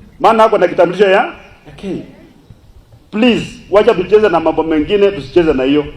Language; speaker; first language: Swahili; non-native, local second language; Luyia